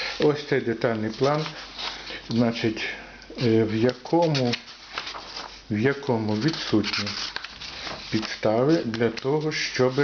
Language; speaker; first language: Ukrainian; native; Ukrainian